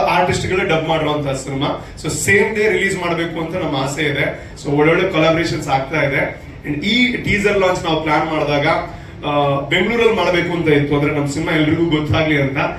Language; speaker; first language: Kannada; non-native, local second language; Tulu